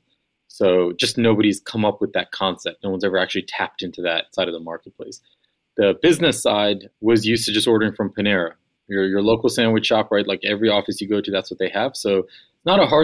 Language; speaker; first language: English; native; English